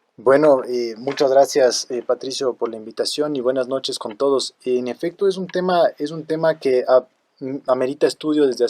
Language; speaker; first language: Spanish; native; Spanish